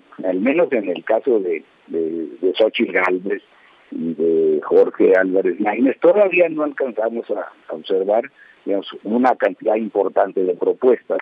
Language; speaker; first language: Spanish; native; Spanish